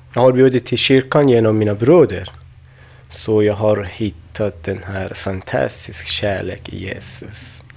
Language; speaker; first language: Swedish; non-native, learner; Persian